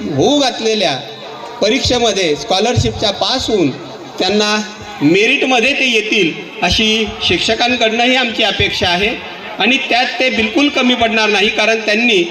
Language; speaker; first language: Marathi; native; Marathi